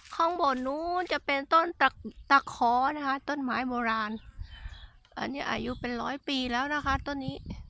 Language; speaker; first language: Thai; non-native, local second language; Khmer